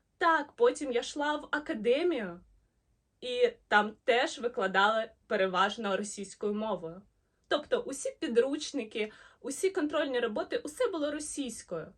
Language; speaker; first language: Ukrainian; non-native, local second language; Russian